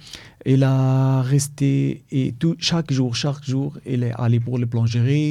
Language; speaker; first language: French; non-native, learner; Arabic